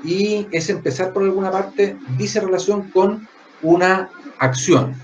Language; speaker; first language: Spanish; native; Spanish